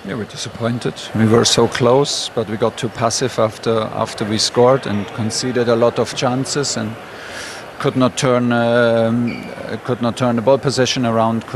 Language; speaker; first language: English; non-native, fluent; German